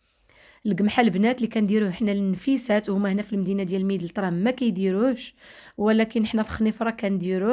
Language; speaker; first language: Arabic; native; Arabic